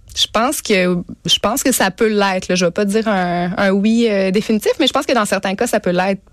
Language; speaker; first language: French; native; French